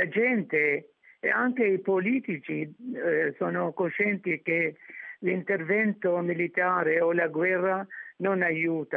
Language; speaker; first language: Italian; non-native, fluent; Arabic